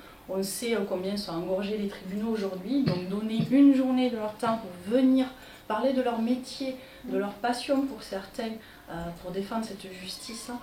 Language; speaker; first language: French; native; French